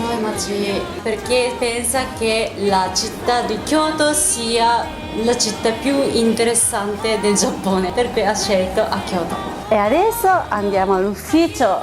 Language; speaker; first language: Italian; non-native, fluent; Japanese